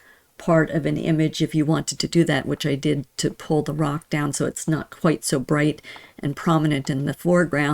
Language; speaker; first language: English; native; English